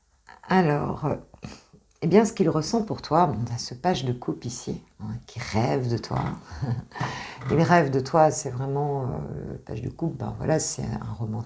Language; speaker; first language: French; native; French